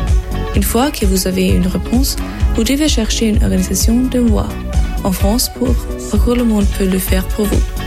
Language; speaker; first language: French; non-native, fluent; German